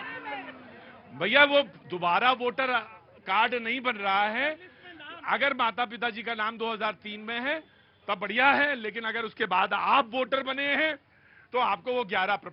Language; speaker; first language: Hindi; native; Hindi